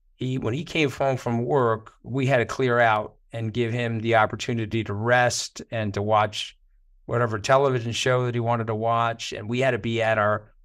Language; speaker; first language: English; native; English